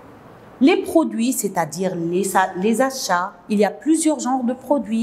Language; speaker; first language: French; non-native, local second language; Arabic